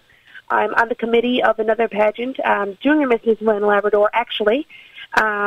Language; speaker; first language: English; native; English